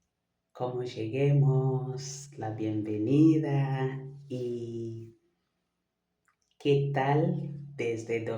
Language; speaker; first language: Spanish; non-native, fluent; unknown